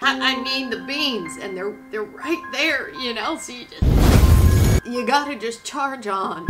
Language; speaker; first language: English; native; English